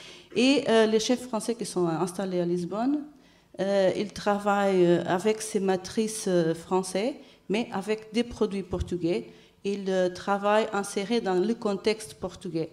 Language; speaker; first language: French; non-native, fluent; Portuguese